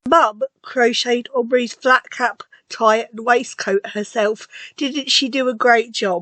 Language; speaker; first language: English; native; English